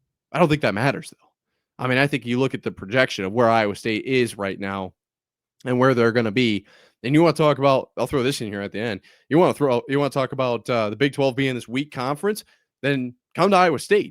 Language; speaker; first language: English; native; English